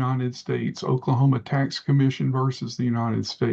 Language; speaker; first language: English; native; English